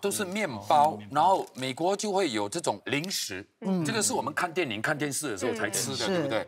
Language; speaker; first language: Chinese; native; Chinese